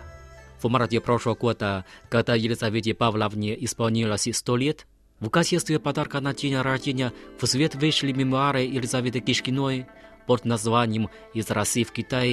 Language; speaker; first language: Russian; non-native, fluent; Chinese